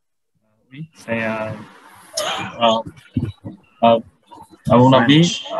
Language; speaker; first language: French; non-native, learner; Vietnamese